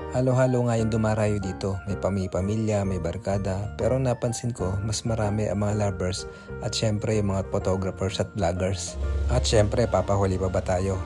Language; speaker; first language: Filipino; native; Filipino